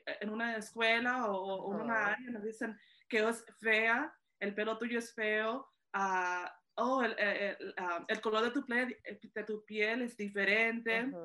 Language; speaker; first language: Spanish; early bilingual, heritage; Spanish